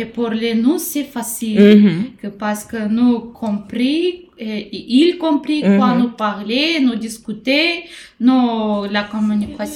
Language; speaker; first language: French; non-native, learner; Romanian